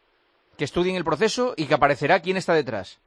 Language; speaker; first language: Spanish; native; Spanish